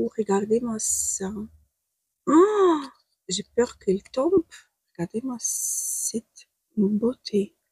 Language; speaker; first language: French; non-native, fluent; Ukrainian